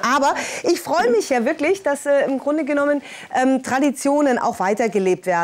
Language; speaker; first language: German; native; German